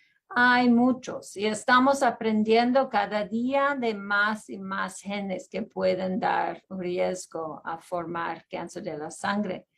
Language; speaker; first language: Spanish; non-native, fluent; English